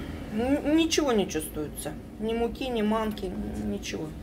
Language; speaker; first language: Russian; native; Russian